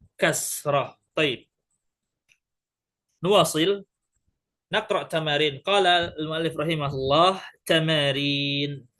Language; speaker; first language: Arabic; non-native, fluent; Indonesian